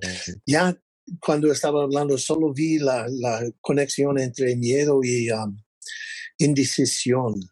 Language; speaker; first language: Spanish; non-native, fluent; English